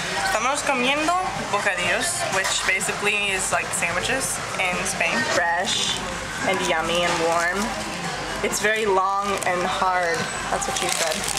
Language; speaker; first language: English; native; English